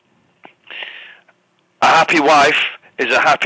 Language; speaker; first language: English; native; English